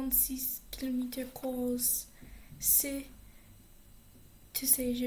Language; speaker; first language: French; non-native, learner; English